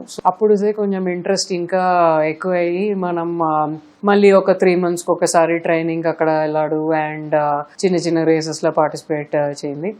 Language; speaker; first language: Telugu; non-native, local second language; Tamil